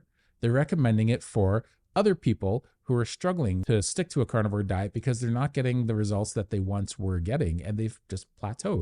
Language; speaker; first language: English; native; English